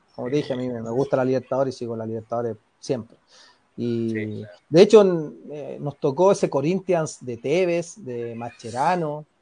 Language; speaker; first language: Spanish; native; Spanish